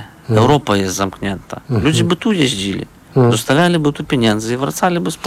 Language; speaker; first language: Polish; non-native, fluent; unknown